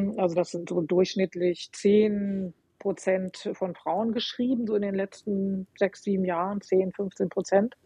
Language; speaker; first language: German; native; German